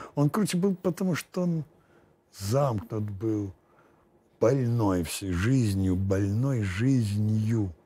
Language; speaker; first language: Russian; non-native, fluent; Lithuanian